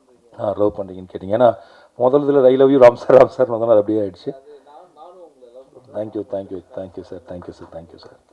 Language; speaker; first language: Tamil; native; Tamil